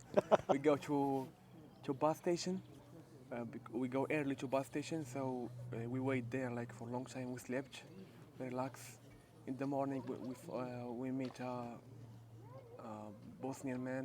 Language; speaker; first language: English; non-native, learner; Arabic